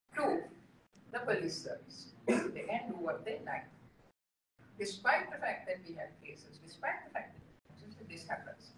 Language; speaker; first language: English; non-native, local second language; Sinhala